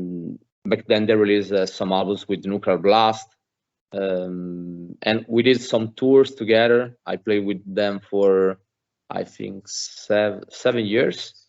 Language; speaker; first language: English; non-native, fluent; Italian